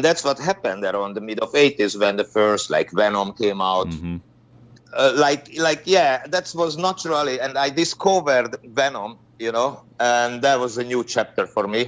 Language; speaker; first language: English; non-native, fluent; Hungarian